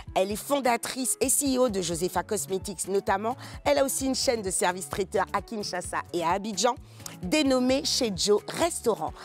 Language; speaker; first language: French; native; French